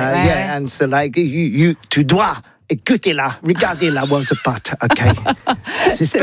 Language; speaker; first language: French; non-native, learner; English